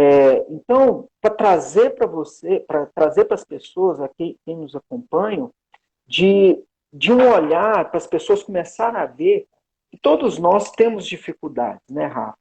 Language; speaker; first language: Portuguese; native; Portuguese